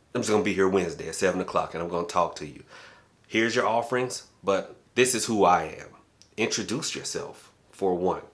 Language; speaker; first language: English; native; English